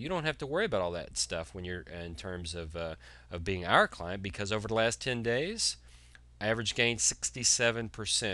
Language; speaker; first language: English; native; English